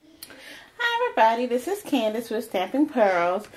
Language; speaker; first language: English; native; English